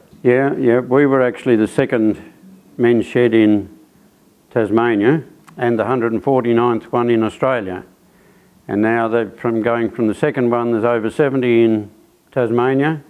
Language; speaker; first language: English; native; English